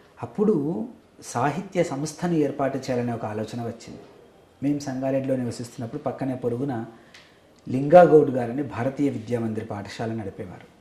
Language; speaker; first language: Telugu; native; Telugu